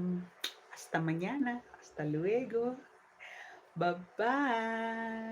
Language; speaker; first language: Spanish; non-native, fluent; English